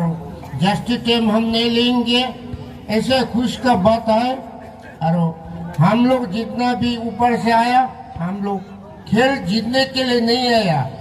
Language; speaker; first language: Hindi; non-native, local second language; Bodo